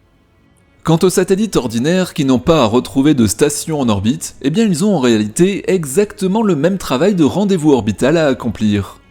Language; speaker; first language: French; native; French